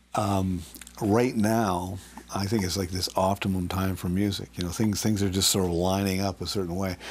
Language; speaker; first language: English; native; English